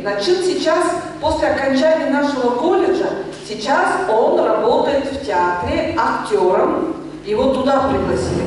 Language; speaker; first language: Russian; non-native, local second language; Tuvinian